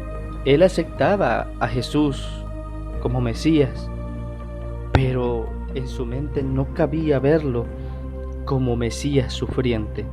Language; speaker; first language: Spanish; native; Spanish